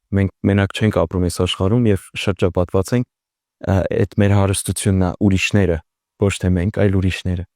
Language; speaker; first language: Armenian; early bilingual, heritage; Armenian